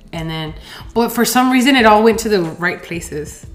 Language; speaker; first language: English; early bilingual, other home language; Spanish